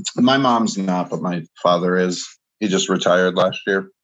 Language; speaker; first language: English; native; English